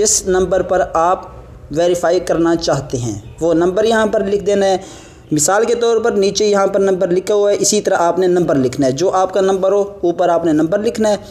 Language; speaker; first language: Urdu; non-native, local second language; Punjabi